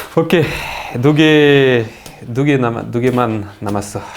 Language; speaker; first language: Korean; non-native, learner; French